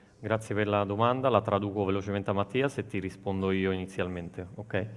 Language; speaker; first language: Italian; native; Italian